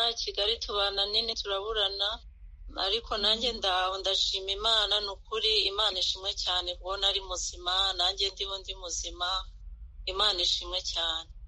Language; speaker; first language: Kinyarwanda; native; Kinyarwanda